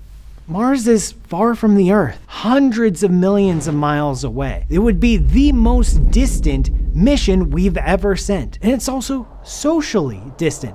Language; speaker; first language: English; native; English